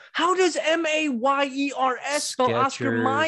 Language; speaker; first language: English; native; English